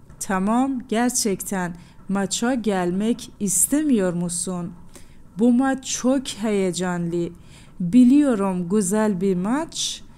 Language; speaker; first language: Turkish; non-native, fluent; Persian